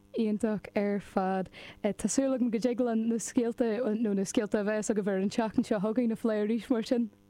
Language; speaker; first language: Irish; non-native, local second language; English